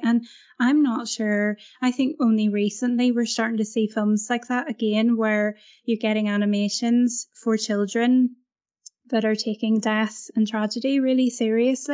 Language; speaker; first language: English; native; English